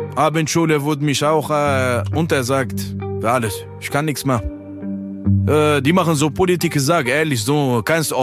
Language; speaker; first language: German; non-native, learner; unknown